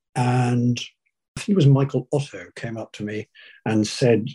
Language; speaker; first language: English; native; English